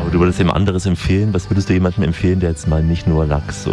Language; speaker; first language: German; native; German